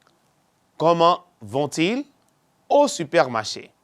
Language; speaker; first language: French; non-native, fluent; Spanish